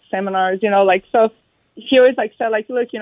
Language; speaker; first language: English; native; English